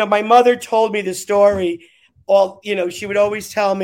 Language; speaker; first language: English; native; English